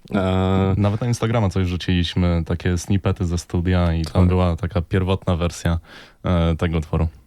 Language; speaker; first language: Polish; native; Polish